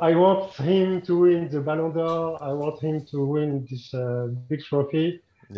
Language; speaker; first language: English; non-native, fluent; French